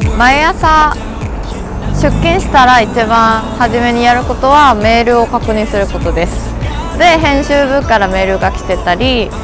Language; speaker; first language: Japanese; non-native, fluent; Korean